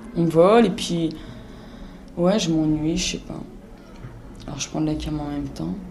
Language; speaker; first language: French; native; French